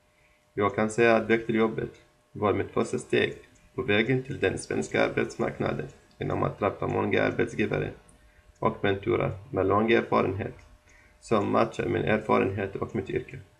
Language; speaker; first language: Swedish; non-native, local second language; Arabic